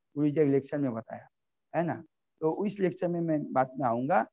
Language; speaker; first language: Hindi; non-native, local second language; Bangla